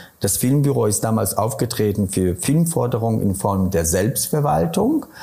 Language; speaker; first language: German; non-native, fluent; Polish